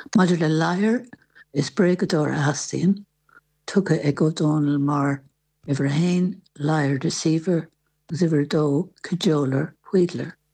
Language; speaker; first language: Irish; native; Irish